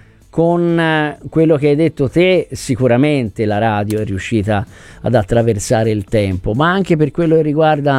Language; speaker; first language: Italian; native; Italian